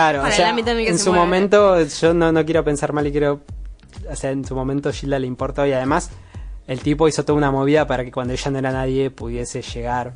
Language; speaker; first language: Spanish; native; Spanish